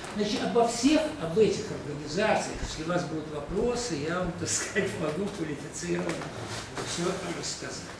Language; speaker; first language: Russian; native; Russian